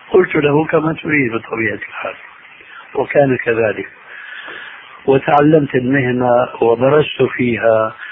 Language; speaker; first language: Arabic; early bilingual, other home language; Albanian